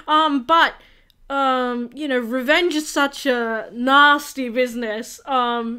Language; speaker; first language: English; native; English